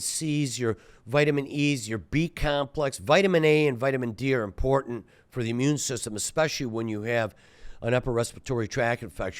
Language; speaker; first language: English; native; English